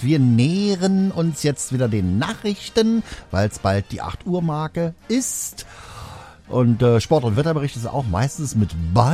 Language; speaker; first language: German; native; German